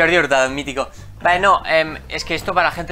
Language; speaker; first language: Spanish; native; Spanish